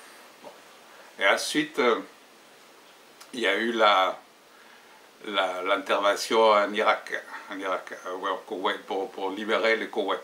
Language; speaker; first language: French; non-native, fluent; Spanish